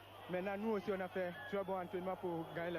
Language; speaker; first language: French; non-native, learner; Italian